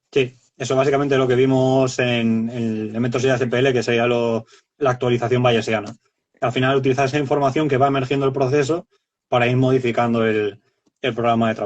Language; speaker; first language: Spanish; native; Spanish